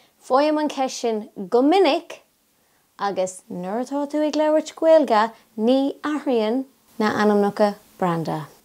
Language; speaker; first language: Irish; non-native, local second language; English